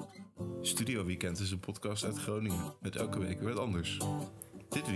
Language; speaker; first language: Dutch; native; Dutch